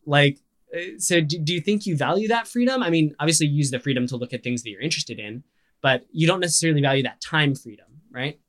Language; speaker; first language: English; native; English